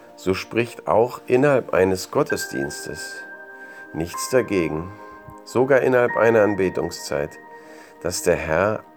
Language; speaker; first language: German; native; German